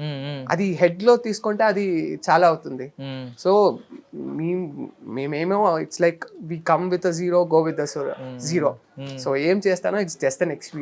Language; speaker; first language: Telugu; non-native, learner; Kannada